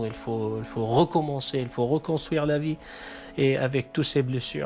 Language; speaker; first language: French; non-native, fluent; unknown